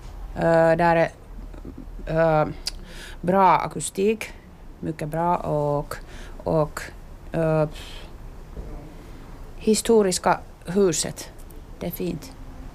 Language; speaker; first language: Swedish; non-native, learner; Finnish